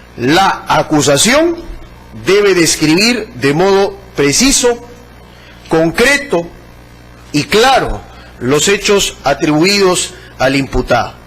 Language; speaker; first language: Spanish; native; Spanish